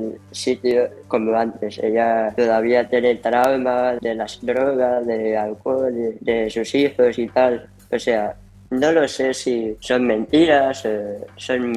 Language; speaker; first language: Spanish; early bilingual, heritage; Spanish